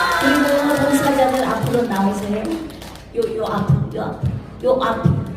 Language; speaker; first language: Korean; native; Korean